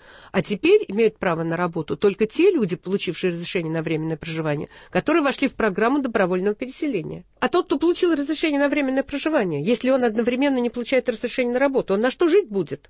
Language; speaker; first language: Russian; native; Russian